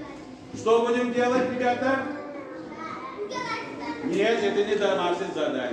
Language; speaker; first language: Russian; non-native, local second language; Uzbek